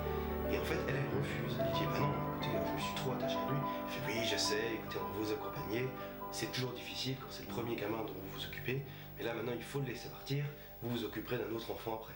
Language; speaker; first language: French; native; French